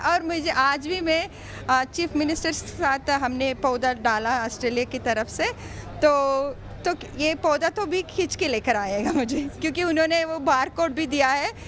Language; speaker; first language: Hindi; early bilingual, heritage; Hindi